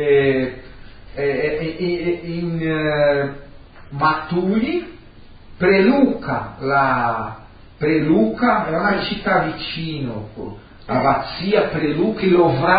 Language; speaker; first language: Italian; early bilingual, heritage; Italian